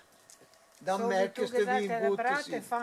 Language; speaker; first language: German; non-native, learner; Italian